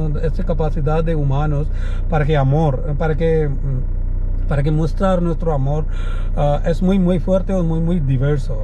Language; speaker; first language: Spanish; non-native, learner; Malayalam